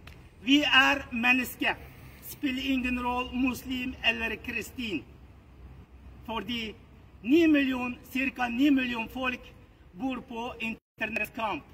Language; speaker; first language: Norwegian; non-native, learner; Uyghur